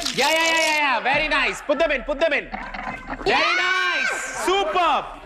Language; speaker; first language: English; non-native, local second language; Hindi